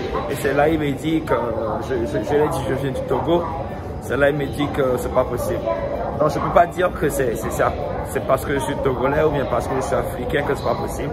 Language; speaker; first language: French; non-native, local second language; Ewe